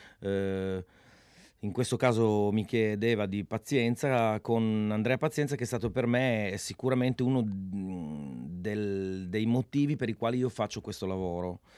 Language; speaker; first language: Italian; native; Italian